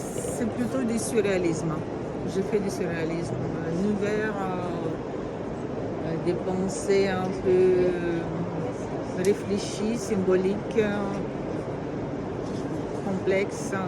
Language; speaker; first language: French; non-native, fluent; Romanian